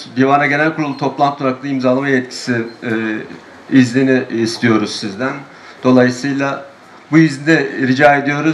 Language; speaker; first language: Turkish; native; Turkish